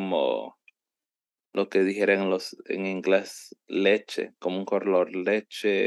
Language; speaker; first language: Spanish; early bilingual, heritage; Spanish